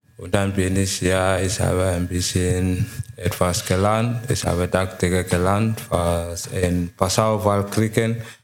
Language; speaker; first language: German; non-native, learner; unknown